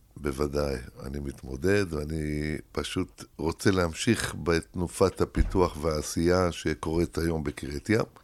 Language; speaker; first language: Hebrew; early bilingual, other home language; Arabic